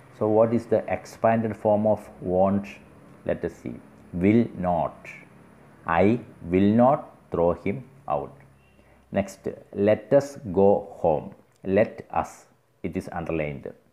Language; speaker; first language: English; non-native, local second language; Malayalam